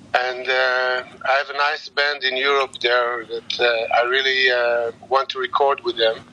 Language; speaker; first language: English; non-native, learner; Hebrew